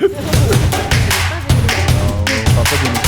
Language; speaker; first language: French; native; French